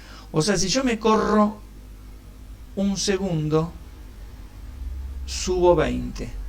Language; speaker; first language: Spanish; native; Spanish